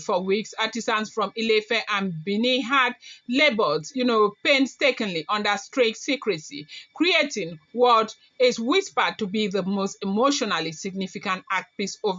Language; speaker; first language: English; non-native, local second language; Yoruba